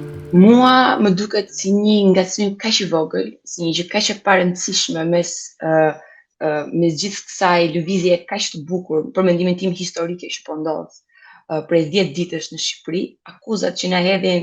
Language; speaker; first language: Albanian; native; Albanian